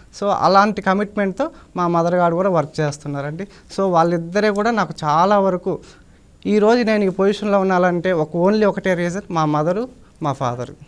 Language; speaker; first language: Telugu; native; Telugu